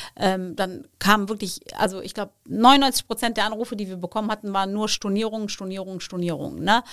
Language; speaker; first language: German; early bilingual, other home language; Turkish